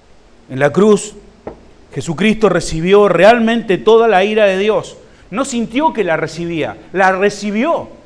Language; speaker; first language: Spanish; native; Spanish